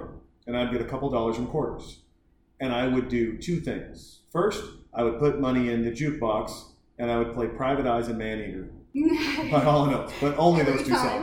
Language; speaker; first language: English; native; English